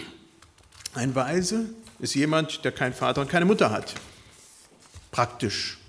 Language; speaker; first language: German; native; German